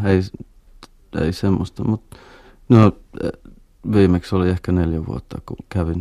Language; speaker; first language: Finnish; non-native, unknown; English